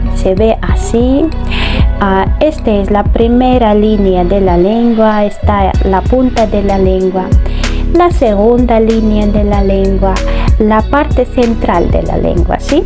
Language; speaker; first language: Spanish; non-native, fluent; Russian